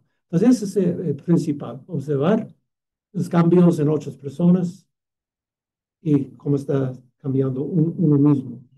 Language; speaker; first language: Spanish; non-native, fluent; English